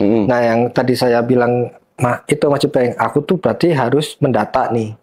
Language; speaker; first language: Indonesian; native; Indonesian